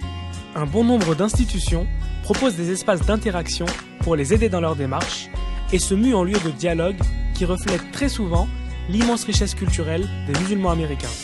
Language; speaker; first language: French; native; French